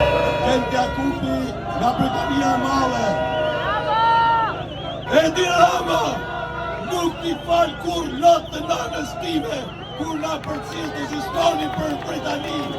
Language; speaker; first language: Albanian; native; Albanian